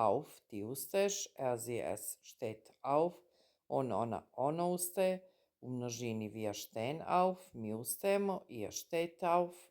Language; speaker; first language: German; non-native, fluent; Serbian